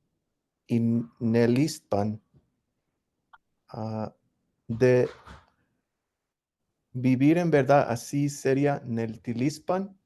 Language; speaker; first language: Spanish; early bilingual, heritage; English